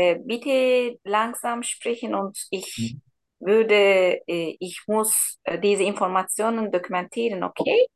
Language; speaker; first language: German; non-native, learner; Turkish